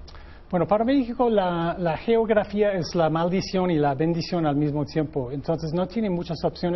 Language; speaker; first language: Spanish; non-native, fluent; English